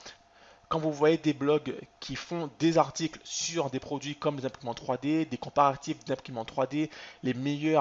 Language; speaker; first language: French; native; French